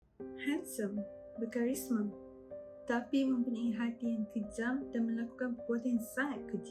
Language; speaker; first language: Malay; native; Malay